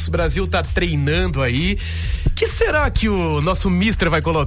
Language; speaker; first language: Portuguese; native; Portuguese